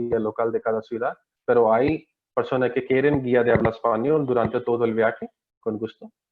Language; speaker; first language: Spanish; non-native, learner; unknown